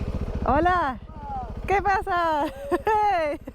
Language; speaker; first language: Spanish; non-native, learner; Dutch